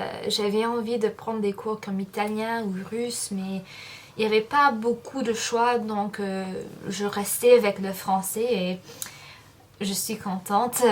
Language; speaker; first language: French; non-native, fluent; English